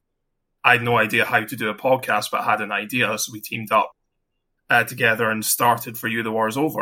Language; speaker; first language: English; native; English